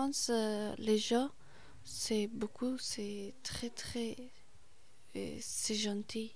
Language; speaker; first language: French; non-native, learner; Persian